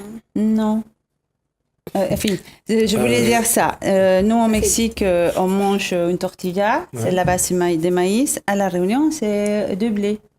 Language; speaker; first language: French; non-native, fluent; Spanish